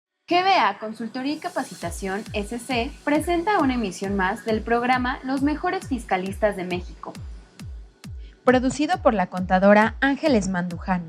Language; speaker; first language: Spanish; native; Spanish